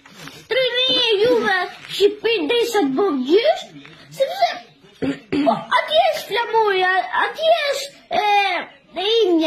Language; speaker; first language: Albanian; early bilingual, heritage; Albanian